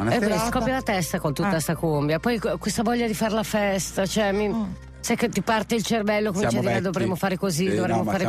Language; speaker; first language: Italian; native; Italian